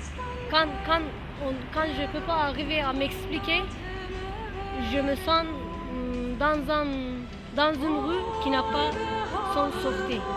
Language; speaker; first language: French; non-native, learner; Kurdish